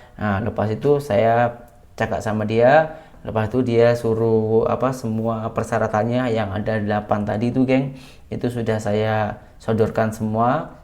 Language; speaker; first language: Indonesian; native; Indonesian